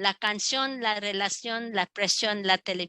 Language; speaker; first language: Spanish; non-native, fluent; Filipino